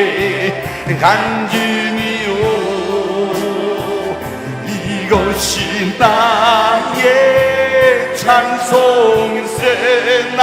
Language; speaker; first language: Korean; native; Korean